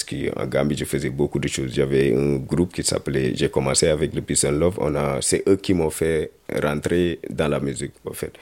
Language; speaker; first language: French; non-native, local second language; Wolof